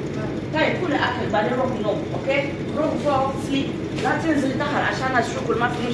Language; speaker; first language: Arabic; non-native, learner; Oromo